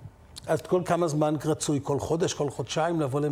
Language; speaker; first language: Hebrew; native; Hebrew